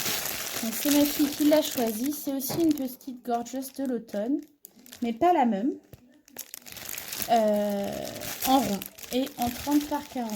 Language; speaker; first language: French; native; French